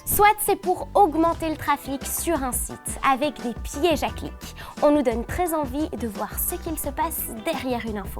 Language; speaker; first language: French; native; French